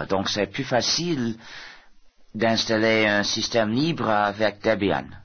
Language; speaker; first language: French; non-native, fluent; English